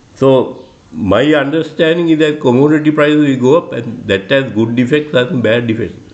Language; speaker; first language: English; non-native, local second language; Sinhala